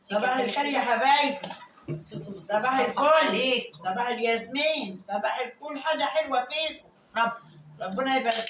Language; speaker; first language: Arabic; native; Arabic